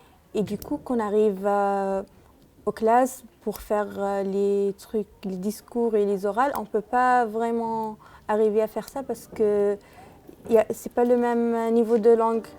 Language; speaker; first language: French; non-native, learner; Arabic